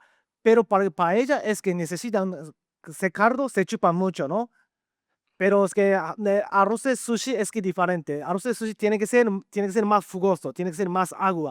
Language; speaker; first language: Spanish; non-native, learner; Japanese